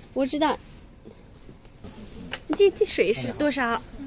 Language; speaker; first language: Chinese; non-native, learner; Khowar